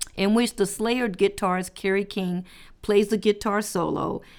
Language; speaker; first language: English; native; English